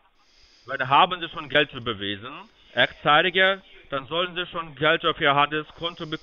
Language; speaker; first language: German; non-native, fluent; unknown